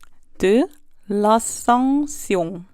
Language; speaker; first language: French; non-native, learner; Korean